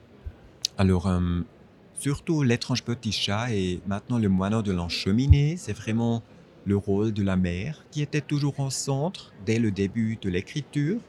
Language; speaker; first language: French; non-native, fluent; German